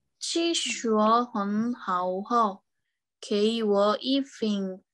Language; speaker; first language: Chinese; non-native, learner; Korean